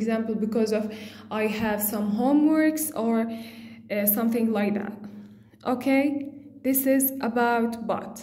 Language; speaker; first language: English; non-native, fluent; Arabic